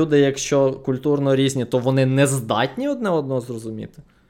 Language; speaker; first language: Ukrainian; native; Ukrainian